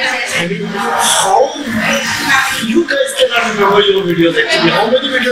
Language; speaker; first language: English; non-native, local second language; Urdu